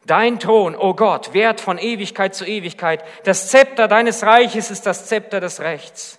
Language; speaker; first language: German; native; German